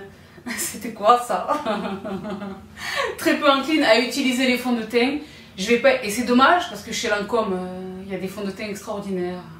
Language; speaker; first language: French; native; French